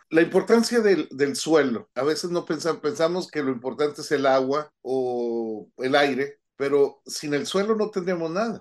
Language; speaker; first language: Spanish; native; Spanish